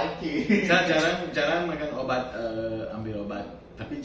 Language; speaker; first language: Indonesian; non-native, fluent; French